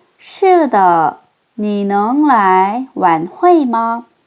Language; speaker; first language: Chinese; non-native, fluent; Korean